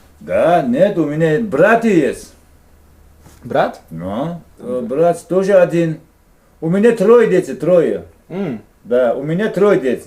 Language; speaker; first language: Russian; non-native, local second language; Uzbek